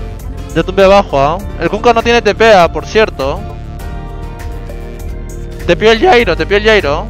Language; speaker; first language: Spanish; native; Spanish